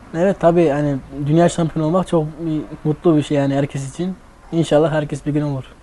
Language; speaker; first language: Turkish; early bilingual, heritage; Turkish